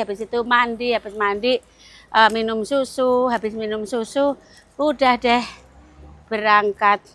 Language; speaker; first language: Indonesian; non-native, local second language; Javanese